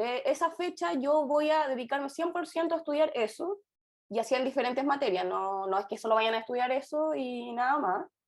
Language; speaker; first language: Spanish; native; Spanish